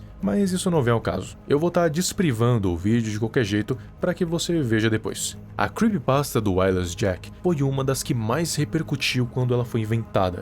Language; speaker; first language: Portuguese; native; Portuguese